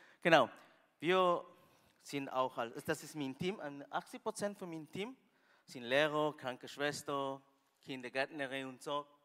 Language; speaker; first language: German; non-native, learner; Spanish